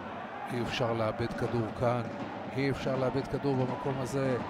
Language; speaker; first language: Hebrew; native; Hebrew